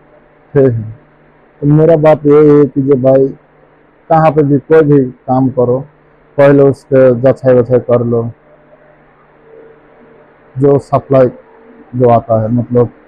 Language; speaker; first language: Hindi; non-native, fluent; Bangla